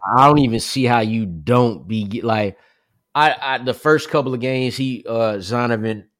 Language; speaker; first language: English; native; English